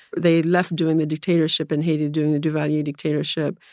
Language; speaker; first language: English; early bilingual, other home language; Haitian Creole